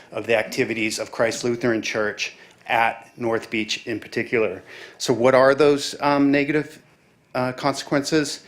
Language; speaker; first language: English; native; English